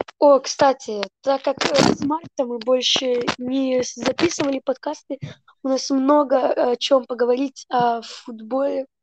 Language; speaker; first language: Russian; early bilingual, heritage; Russian